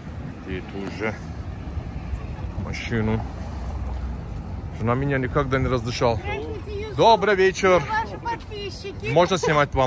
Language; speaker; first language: Russian; non-native, learner; Turkish